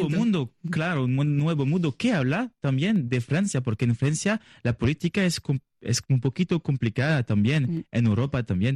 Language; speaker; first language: Spanish; non-native, learner; French